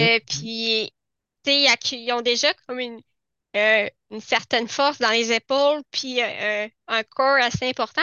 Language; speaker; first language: French; native; French